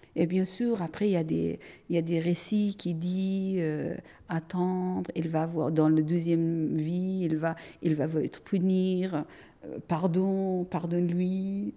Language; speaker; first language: French; non-native, fluent; Persian